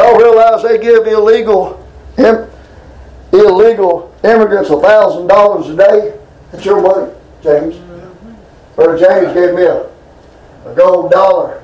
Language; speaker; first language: English; native; English